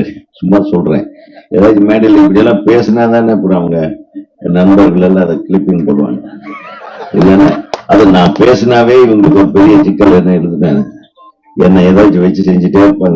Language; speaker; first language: Tamil; native; Tamil